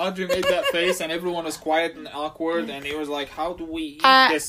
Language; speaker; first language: English; non-native, fluent; Arabic